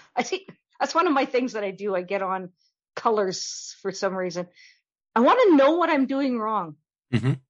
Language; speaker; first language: English; native; English